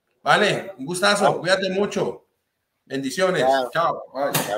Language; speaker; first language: Spanish; native; Spanish